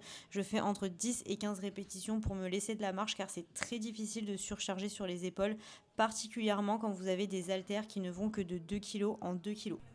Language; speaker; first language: French; native; French